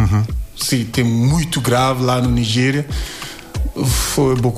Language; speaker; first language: Portuguese; non-native, learner; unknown